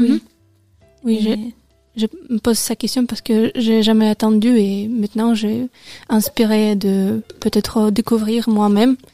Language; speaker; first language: French; non-native, learner; Russian